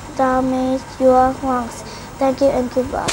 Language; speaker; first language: English; non-native, local second language; Filipino